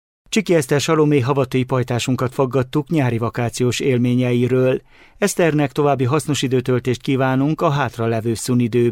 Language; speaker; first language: Hungarian; native; Hungarian